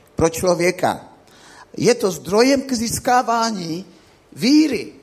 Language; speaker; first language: Czech; non-native, fluent; Akan